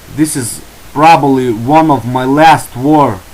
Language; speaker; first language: English; non-native, learner; Lithuanian